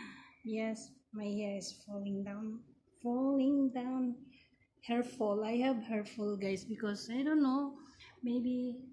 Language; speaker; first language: English; non-native, learner; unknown